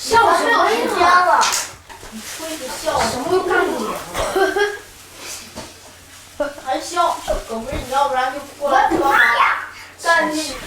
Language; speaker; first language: Chinese; native; Chinese